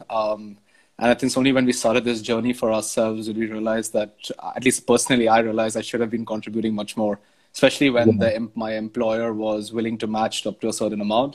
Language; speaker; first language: English; non-native, local second language; Hindi